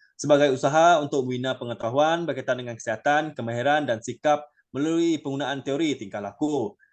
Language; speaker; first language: Malay; non-native, local second language; Iban